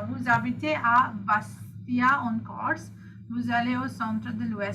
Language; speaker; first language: French; non-native, fluent; Sinhala